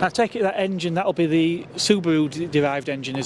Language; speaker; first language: English; native; English